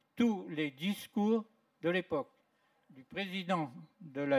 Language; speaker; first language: French; native; French